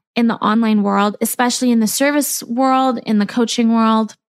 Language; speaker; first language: English; native; English